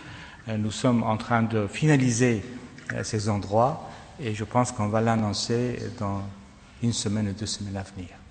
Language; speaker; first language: French; non-native, fluent; Persian